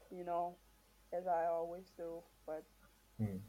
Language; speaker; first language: English; non-native, fluent; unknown